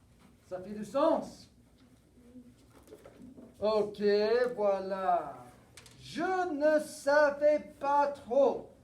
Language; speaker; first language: French; non-native, fluent; English